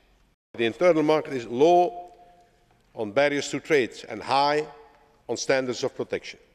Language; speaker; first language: English; non-native, fluent; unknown